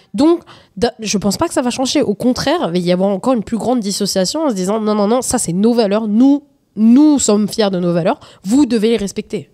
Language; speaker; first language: French; native; French